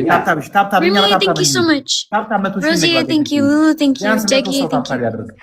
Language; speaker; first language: English; early bilingual, other home language; Amharic